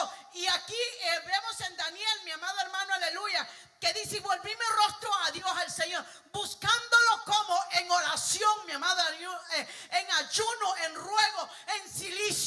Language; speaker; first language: Spanish; native; Spanish